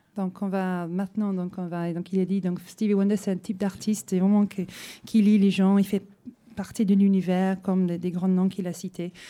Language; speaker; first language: French; non-native, fluent; English